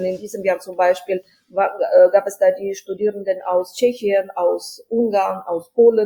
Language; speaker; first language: German; non-native, fluent; Ukrainian